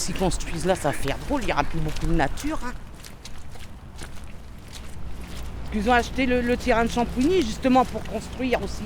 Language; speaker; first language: French; native; French